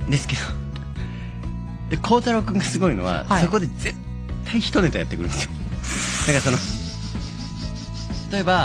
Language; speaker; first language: Japanese; native; Japanese